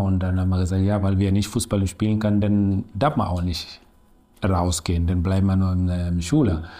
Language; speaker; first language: German; non-native, learner; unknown